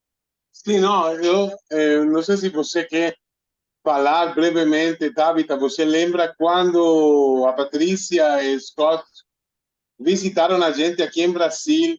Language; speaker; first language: Portuguese; non-native, fluent; Spanish